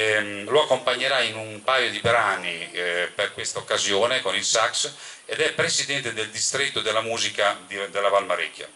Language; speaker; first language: Italian; native; Italian